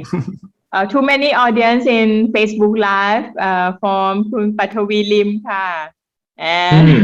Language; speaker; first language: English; non-native, learner; Thai